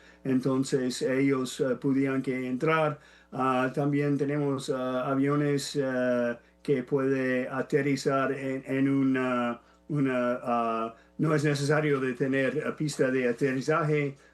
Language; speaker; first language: Spanish; non-native, fluent; English